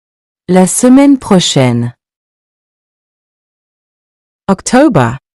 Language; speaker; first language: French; non-native, fluent; English